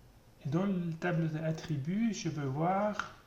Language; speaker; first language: French; non-native, learner; German